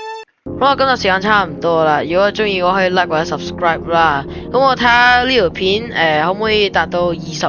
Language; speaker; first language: Chinese; native; Chinese